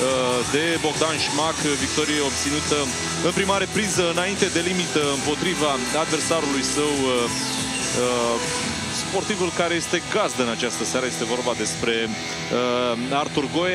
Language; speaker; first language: Romanian; native; Romanian